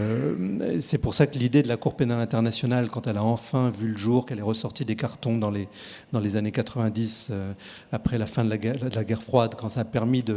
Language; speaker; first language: French; native; French